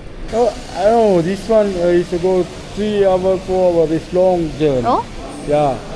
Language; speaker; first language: English; non-native, learner; Sinhala